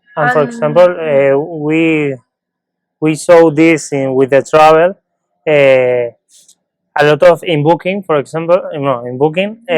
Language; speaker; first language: English; non-native, learner; Spanish